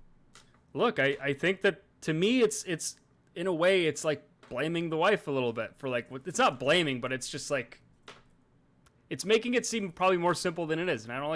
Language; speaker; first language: English; native; English